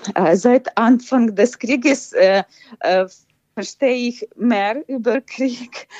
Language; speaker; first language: German; non-native, fluent; Ukrainian